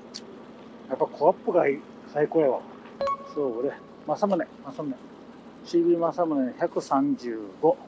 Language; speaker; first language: Japanese; native; Japanese